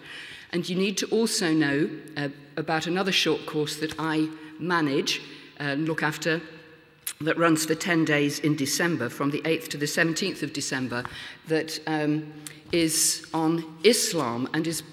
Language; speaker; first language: English; native; English